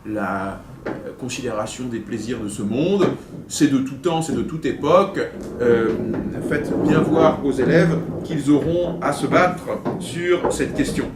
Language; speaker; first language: French; native; French